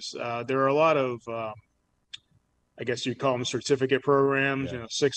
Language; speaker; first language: English; native; English